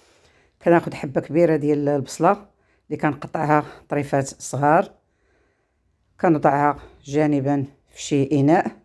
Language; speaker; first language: Arabic; native; Arabic